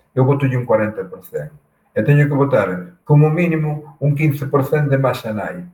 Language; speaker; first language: Galician; native; Galician